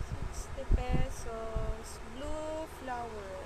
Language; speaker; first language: Filipino; native; Filipino